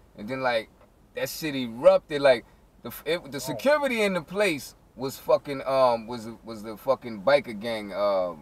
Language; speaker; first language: English; native; English